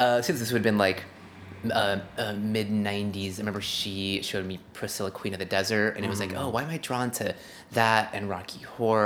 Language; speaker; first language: English; native; English